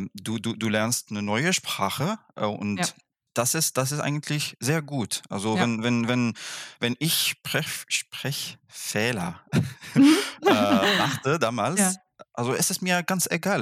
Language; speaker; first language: German; non-native, fluent; Arabic